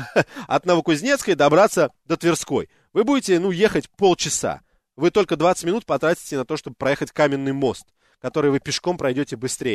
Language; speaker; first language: Russian; native; Russian